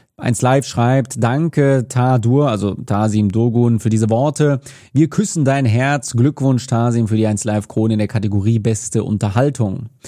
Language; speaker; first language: German; native; German